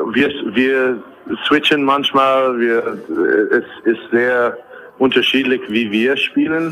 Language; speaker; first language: German; non-native, fluent; English